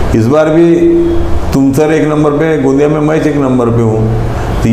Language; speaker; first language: Hindi; non-native, local second language; Marathi